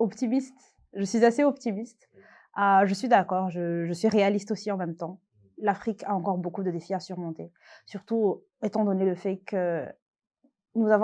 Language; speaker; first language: French; non-native, local second language; Malagasy